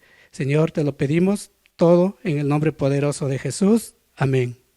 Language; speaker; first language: Spanish; native; Spanish